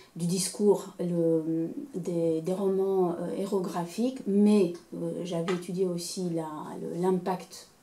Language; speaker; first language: French; non-native, fluent; Romanian